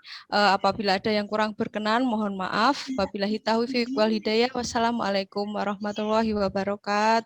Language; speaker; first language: Indonesian; native; Indonesian